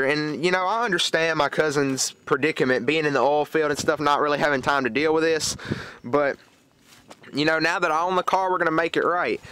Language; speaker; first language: English; native; English